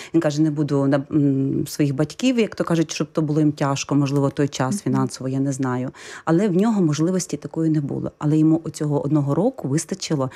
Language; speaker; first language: Ukrainian; native; Ukrainian